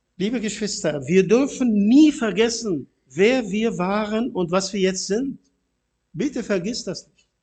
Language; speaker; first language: German; non-native, fluent; Arabic